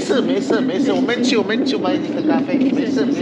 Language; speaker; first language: Chinese; non-native, learner; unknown